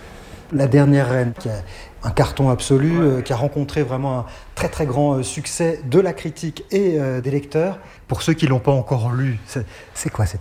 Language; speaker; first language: French; native; French